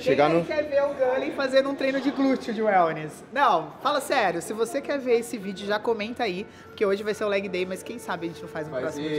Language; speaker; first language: Portuguese; native; Portuguese